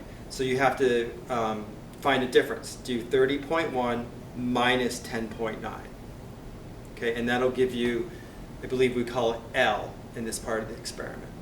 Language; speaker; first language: English; native; English